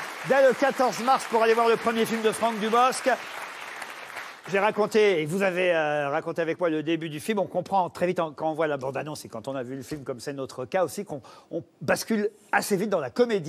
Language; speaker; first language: French; native; French